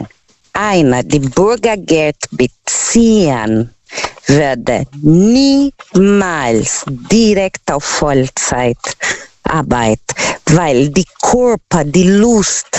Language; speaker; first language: German; non-native, local second language; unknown